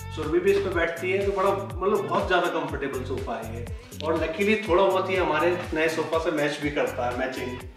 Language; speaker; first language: Hindi; native; Hindi